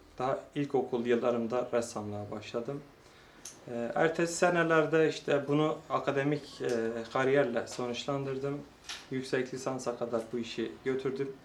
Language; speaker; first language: Turkish; non-native, local second language; Kurdish